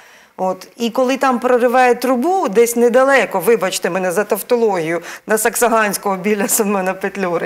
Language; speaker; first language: Ukrainian; native; Ukrainian